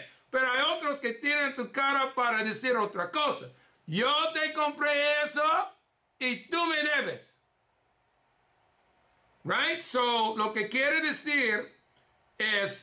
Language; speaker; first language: Spanish; early bilingual, heritage; English